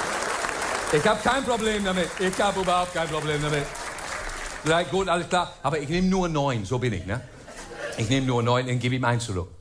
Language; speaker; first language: German; non-native, fluent; English